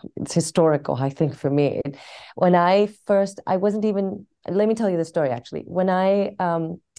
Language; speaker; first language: English; non-native, fluent; Persian